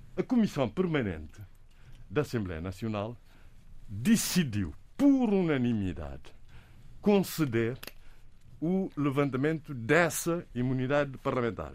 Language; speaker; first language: Portuguese; non-native, local second language; Kabuverdianu